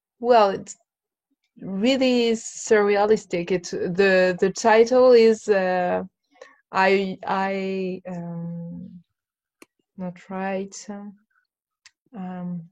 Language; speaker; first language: English; non-native, learner; French